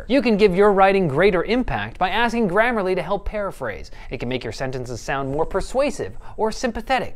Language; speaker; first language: English; native; English